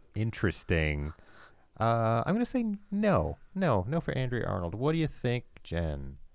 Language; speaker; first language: English; native; English